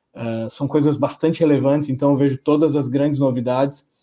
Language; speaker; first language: Portuguese; native; Portuguese